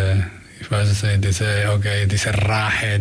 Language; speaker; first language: German; non-native, learner; Spanish